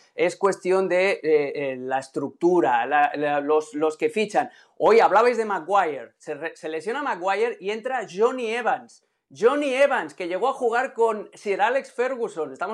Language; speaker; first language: Spanish; native; Spanish